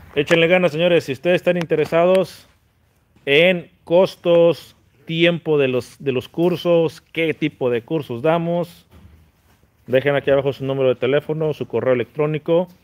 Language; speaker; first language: Spanish; native; Spanish